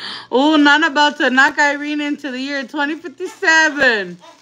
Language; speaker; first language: English; early bilingual, other home language; Spanish